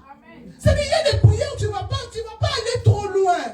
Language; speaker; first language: French; non-native, local second language; Lingala